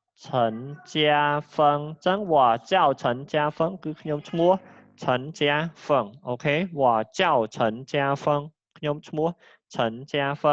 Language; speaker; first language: Chinese; non-native, fluent; Khmer